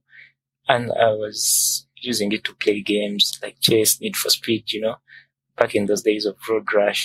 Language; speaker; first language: English; non-native, local second language; Ganda